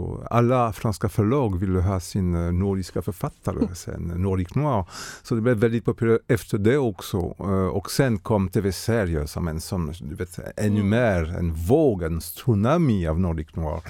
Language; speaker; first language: Swedish; non-native, fluent; French